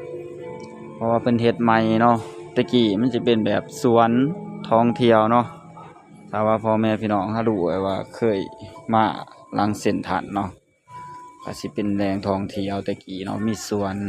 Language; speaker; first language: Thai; non-native, local second language; Lao